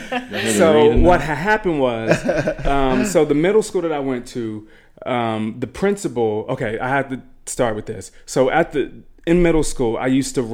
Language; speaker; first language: English; native; English